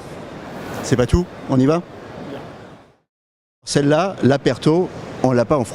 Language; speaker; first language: French; native; French